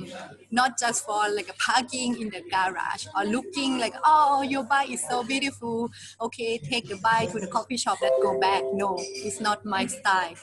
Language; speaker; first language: English; non-native, learner; Thai